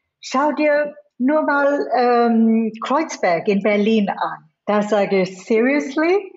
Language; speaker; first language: German; non-native, fluent; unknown